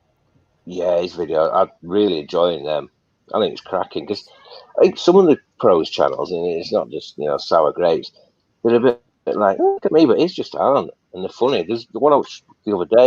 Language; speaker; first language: English; native; English